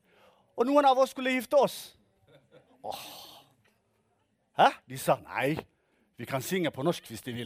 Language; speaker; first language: Norwegian; non-native, fluent; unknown